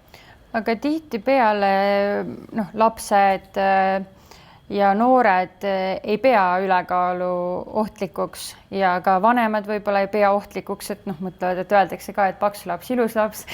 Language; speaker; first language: Estonian; native; Estonian